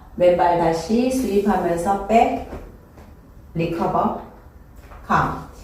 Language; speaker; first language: Korean; native; Korean